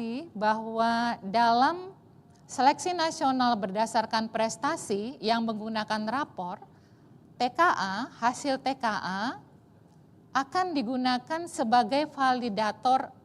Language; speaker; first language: Indonesian; native; Indonesian